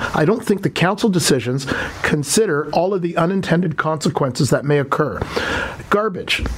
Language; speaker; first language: English; native; English